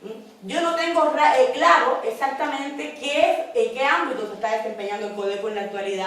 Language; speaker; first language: Spanish; native; Spanish